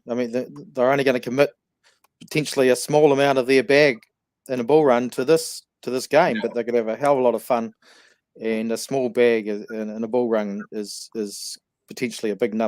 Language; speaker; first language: English; native; English